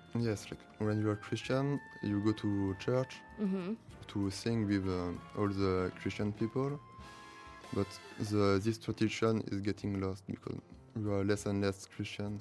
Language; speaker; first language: English; non-native, learner; French